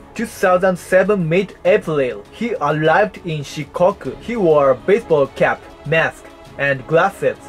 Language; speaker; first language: English; non-native, fluent; Japanese